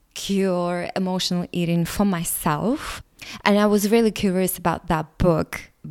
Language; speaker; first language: English; non-native, fluent; Latvian